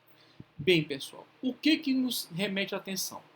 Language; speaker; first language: Portuguese; native; Portuguese